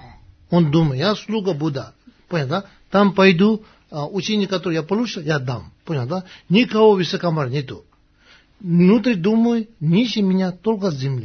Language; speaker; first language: Russian; non-native, learner; Tibetan